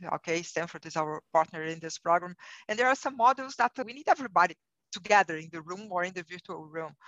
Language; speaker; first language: English; non-native, fluent; Portuguese